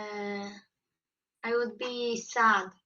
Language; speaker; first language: English; non-native, fluent; Polish